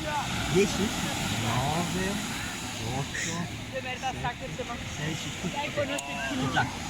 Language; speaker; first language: Italian; native; Italian